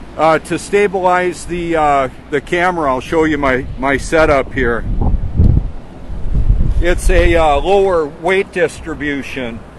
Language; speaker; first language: English; native; English